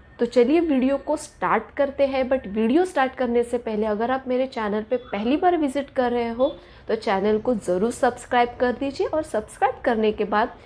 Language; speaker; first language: Hindi; non-native, local second language; Marathi